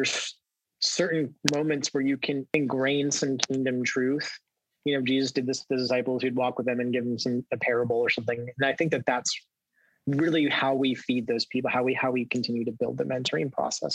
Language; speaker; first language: English; native; English